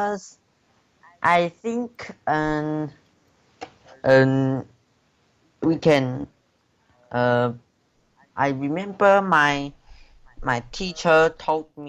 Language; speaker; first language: English; non-native, learner; Chinese